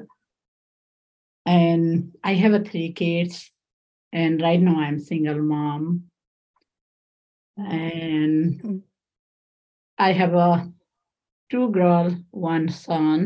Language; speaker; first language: English; non-native, learner; Nepali